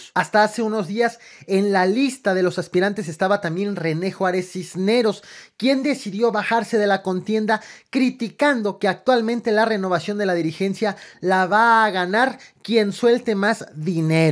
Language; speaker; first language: Spanish; native; Spanish